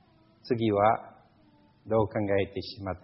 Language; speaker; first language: Japanese; non-native, fluent; English